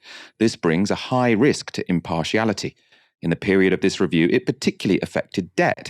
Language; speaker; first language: English; native; English